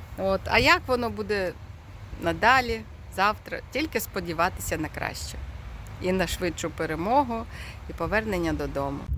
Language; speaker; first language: Ukrainian; non-native, local second language; Russian